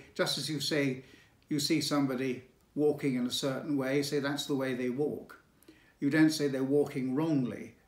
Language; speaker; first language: English; native; English